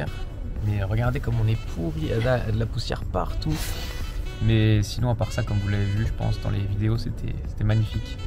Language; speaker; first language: French; native; French